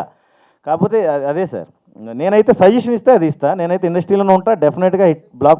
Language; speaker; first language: Telugu; native; Telugu